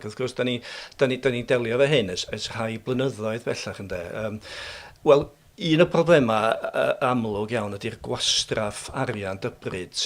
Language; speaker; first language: Welsh; native; Welsh